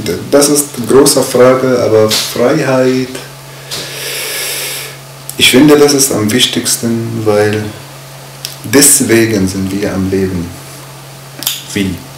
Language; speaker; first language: German; non-native, fluent; Arabic